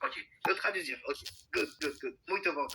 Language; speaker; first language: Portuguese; non-native, learner; English